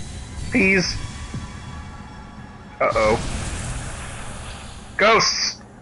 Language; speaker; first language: English; native; English